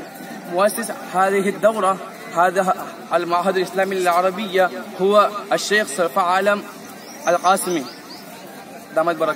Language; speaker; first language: Arabic; non-native, learner; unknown